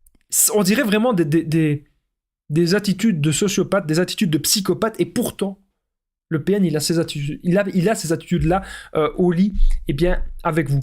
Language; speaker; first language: French; native; French